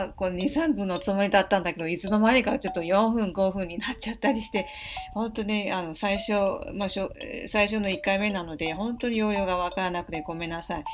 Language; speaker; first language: Japanese; non-native, fluent; Chinese